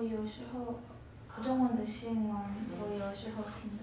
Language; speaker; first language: Chinese; non-native, learner; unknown